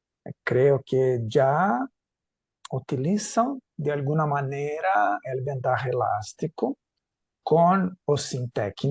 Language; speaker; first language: Spanish; non-native, fluent; Portuguese